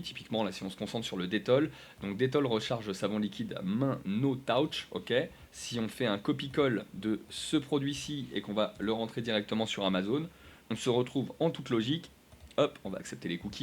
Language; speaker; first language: French; native; French